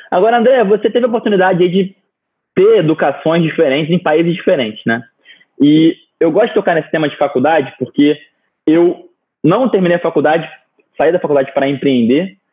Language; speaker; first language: Portuguese; native; Portuguese